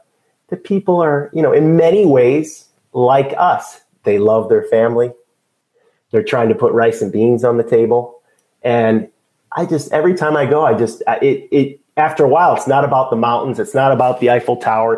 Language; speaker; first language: English; native; English